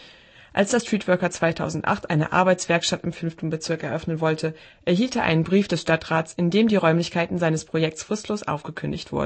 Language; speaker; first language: German; native; German